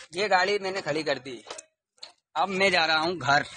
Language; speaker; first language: Hindi; native; Hindi